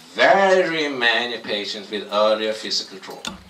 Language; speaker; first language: English; non-native, fluent; Swedish